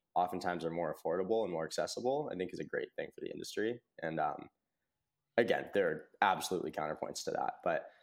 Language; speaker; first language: English; native; English